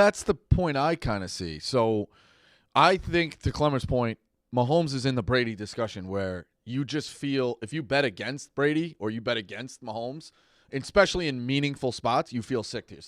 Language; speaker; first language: English; native; English